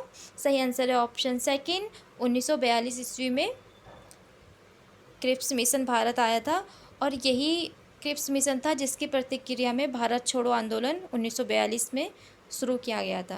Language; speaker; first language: Hindi; native; Hindi